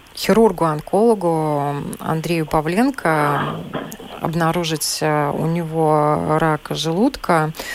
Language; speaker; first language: Russian; native; Russian